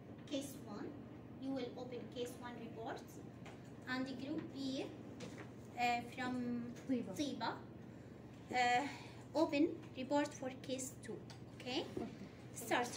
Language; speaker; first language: English; non-native, fluent; Arabic